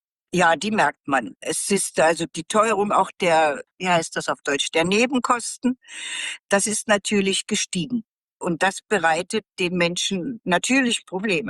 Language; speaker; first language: German; native; German